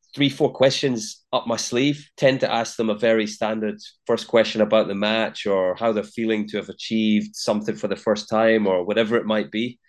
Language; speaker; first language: English; native; English